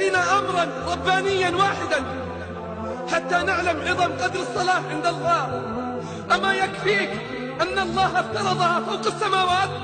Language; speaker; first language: Arabic; native; Arabic